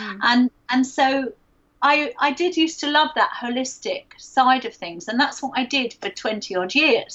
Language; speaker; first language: English; native; English